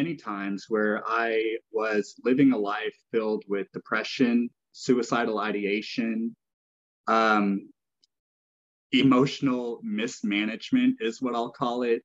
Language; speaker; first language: English; native; English